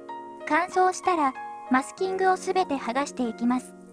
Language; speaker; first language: Japanese; native; Japanese